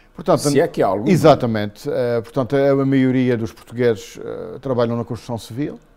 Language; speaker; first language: Portuguese; native; Portuguese